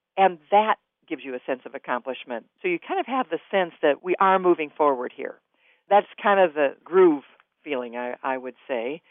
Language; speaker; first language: English; native; English